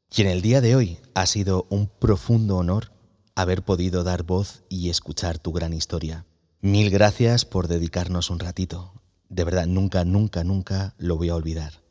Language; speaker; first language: Spanish; native; Spanish